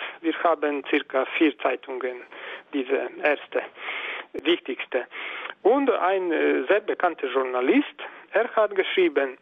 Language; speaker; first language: German; non-native, fluent; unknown